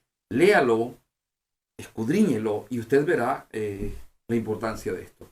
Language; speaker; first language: Spanish; native; Spanish